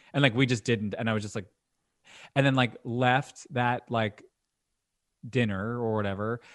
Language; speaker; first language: English; native; English